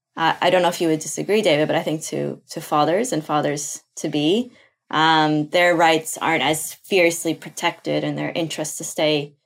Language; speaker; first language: English; non-native, fluent; Portuguese